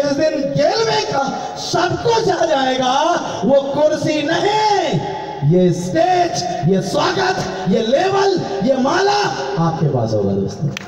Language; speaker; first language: Hindi; native; Hindi